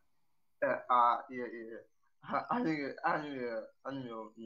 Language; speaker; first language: Japanese; non-native, learner; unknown